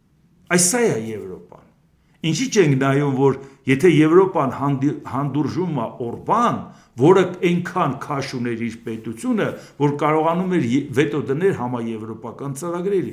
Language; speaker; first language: Armenian; native; Armenian